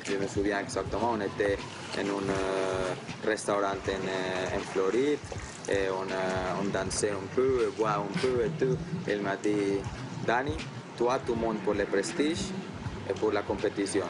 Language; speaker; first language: French; non-native, fluent; Spanish